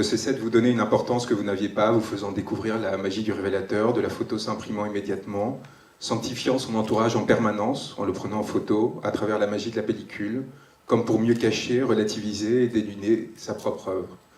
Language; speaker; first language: French; native; French